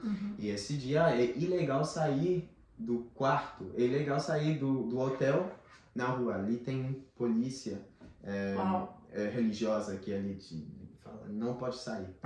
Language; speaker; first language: Portuguese; non-native, fluent; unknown